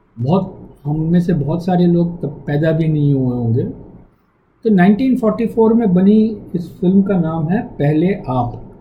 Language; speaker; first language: Hindi; non-native, local second language; Tamil